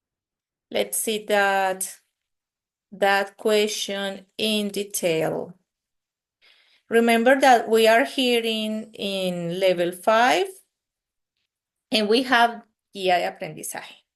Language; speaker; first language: English; non-native, fluent; Spanish